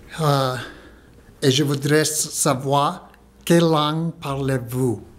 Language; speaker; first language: French; non-native, learner; Spanish